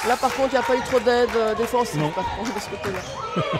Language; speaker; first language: French; native; French